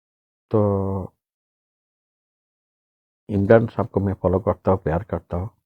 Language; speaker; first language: Hindi; non-native, local second language; Bangla